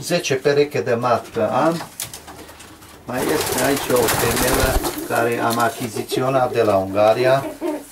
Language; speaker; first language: Romanian; non-native, local second language; Hungarian